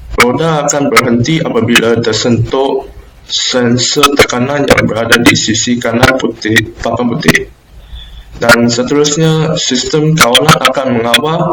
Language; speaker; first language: Malay; non-native, local second language; Chinese